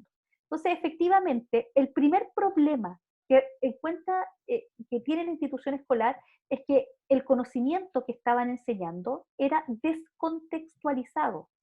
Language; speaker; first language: Spanish; native; Spanish